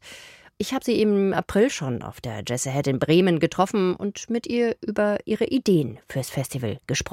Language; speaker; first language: German; native; German